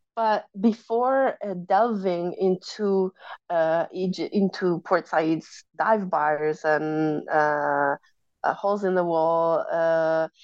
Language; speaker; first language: English; non-native, fluent; Italian